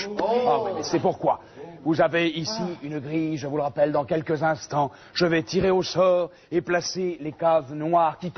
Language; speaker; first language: French; native; French